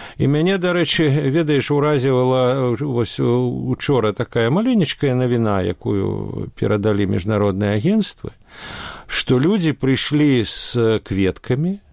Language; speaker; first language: Belarusian; non-native, local second language; Russian